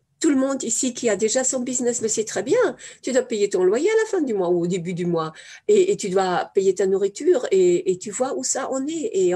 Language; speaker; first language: French; non-native, fluent; German